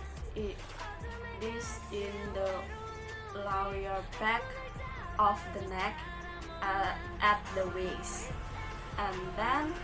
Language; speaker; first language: English; non-native, learner; Balinese